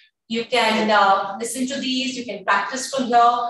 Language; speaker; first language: English; non-native, local second language; Hindi